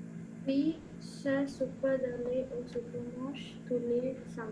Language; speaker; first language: French; non-native, learner; English